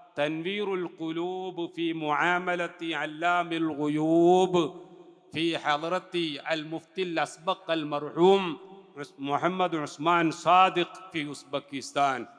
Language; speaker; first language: Arabic; non-native, fluent; Malayalam